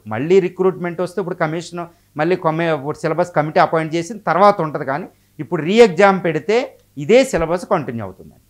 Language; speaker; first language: Telugu; native; Telugu